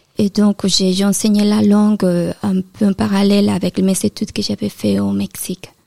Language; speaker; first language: French; non-native, fluent; Spanish